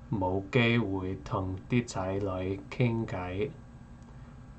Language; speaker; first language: Cantonese; non-native, learner; English